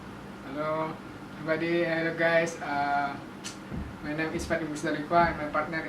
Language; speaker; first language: English; non-native, learner; Indonesian